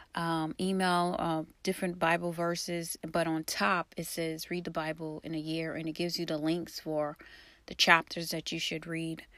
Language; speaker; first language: English; early bilingual, other home language; Haitian Creole